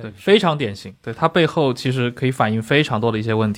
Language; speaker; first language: Chinese; native; Chinese